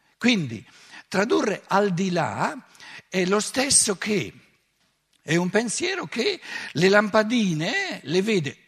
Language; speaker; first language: Italian; native; Italian